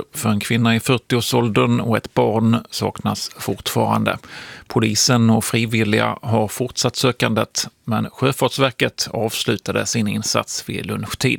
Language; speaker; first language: Swedish; native; Swedish